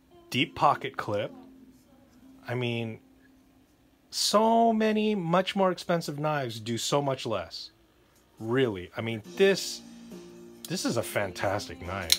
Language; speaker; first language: English; native; English